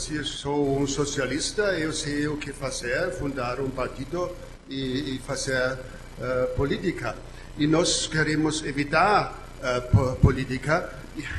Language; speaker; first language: Portuguese; non-native, fluent; German